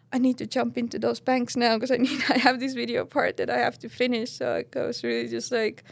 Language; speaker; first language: English; non-native, fluent; Estonian